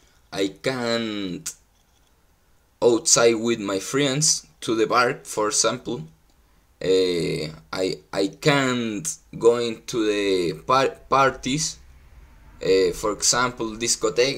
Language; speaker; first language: English; non-native, learner; Spanish